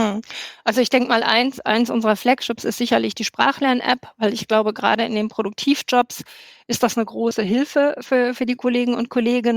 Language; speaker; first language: German; native; German